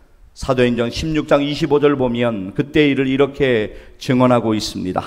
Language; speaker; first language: Korean; native; Korean